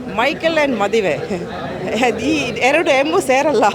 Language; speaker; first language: Kannada; non-native, fluent; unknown